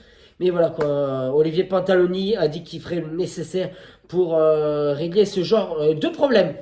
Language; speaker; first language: French; native; French